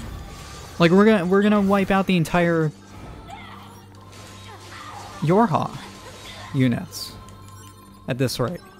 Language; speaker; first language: English; native; English